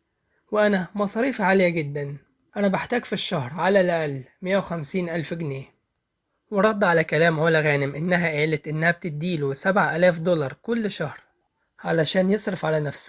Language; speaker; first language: Arabic; native; Arabic